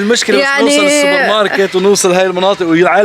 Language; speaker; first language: Arabic; native; Arabic